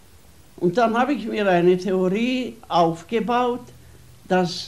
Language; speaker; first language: German; non-native, fluent; Hungarian